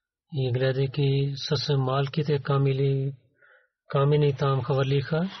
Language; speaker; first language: Bulgarian; non-native, learner; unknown